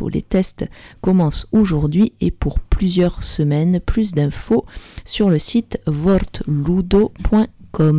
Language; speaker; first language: French; native; French